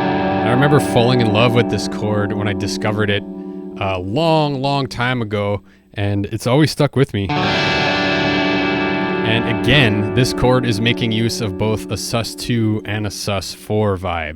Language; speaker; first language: English; native; English